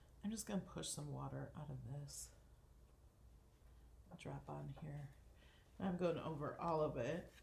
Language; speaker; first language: English; native; English